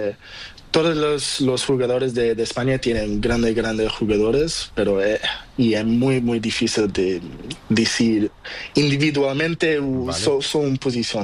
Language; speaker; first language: Spanish; non-native, learner; Portuguese